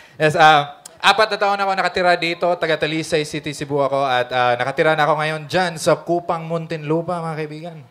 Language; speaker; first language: Filipino; non-native, local second language; Cebuano